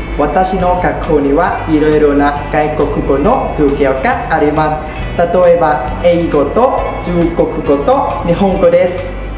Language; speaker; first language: Japanese; non-native, learner; Thai